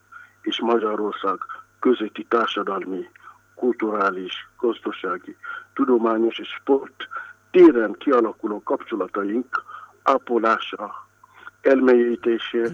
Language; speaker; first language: Hungarian; non-native, fluent; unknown